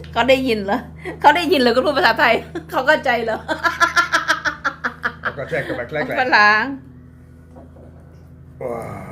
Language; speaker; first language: Thai; non-native, local second language; Lao